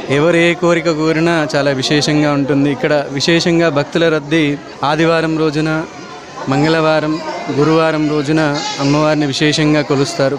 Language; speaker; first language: Telugu; native; Telugu